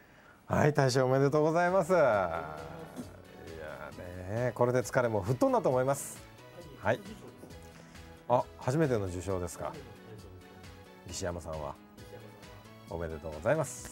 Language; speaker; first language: Japanese; native; Japanese